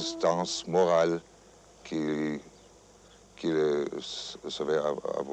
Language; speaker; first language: French; non-native, fluent; German